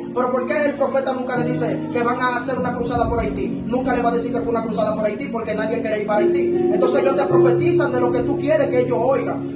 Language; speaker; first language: Spanish; native; Spanish